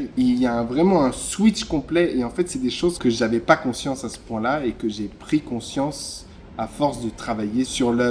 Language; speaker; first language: French; native; French